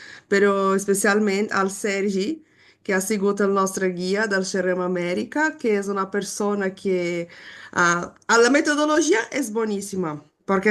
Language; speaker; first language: Catalan; non-native, fluent; Portuguese